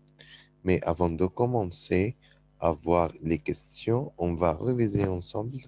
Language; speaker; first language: French; non-native, fluent; Arabic